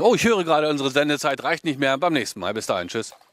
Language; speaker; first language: German; native; German